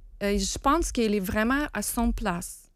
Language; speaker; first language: French; non-native, learner; Ukrainian